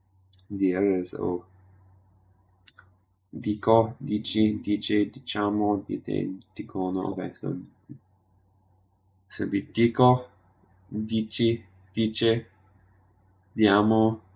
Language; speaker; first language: Italian; non-native, learner; English